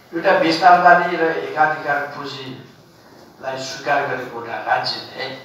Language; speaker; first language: Nepali; non-native, local second language; Newari